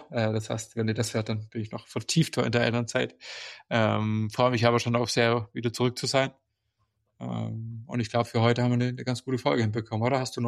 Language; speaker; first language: German; native; German